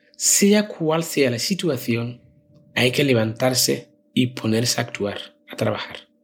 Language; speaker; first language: Spanish; non-native, fluent; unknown